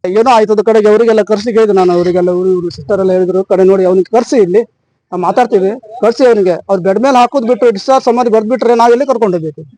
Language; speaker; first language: Kannada; non-native, local second language; Konkani